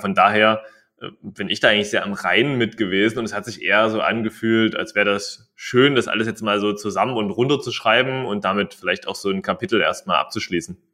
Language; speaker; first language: German; native; German